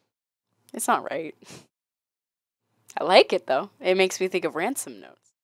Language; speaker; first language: English; native; English